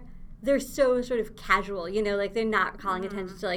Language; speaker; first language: English; native; English